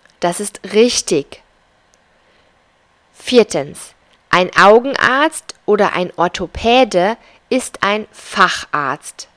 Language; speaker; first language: German; non-native, fluent; Spanish